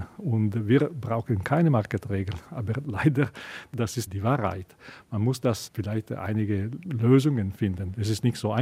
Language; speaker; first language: German; non-native, learner; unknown